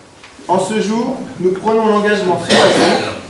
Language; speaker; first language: French; native; French